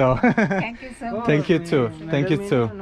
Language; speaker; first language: English; non-native, fluent; Azerbaijani